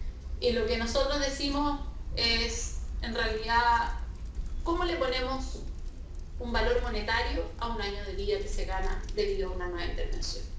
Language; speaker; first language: Spanish; native; Spanish